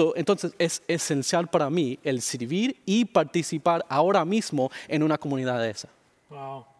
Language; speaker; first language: Spanish; early bilingual, heritage; Spanish